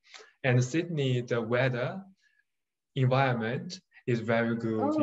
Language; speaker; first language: English; non-native, fluent; Chinese